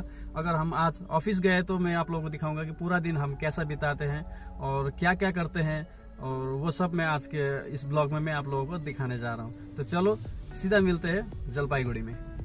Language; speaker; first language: Hindi; non-native, local second language; Nepali